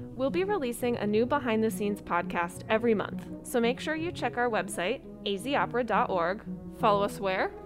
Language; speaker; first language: English; native; English